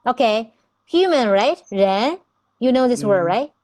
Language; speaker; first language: English; non-native, fluent; Chinese